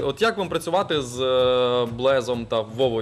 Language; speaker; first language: Ukrainian; native; Ukrainian